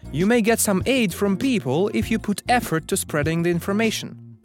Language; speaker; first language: English; non-native, fluent; Russian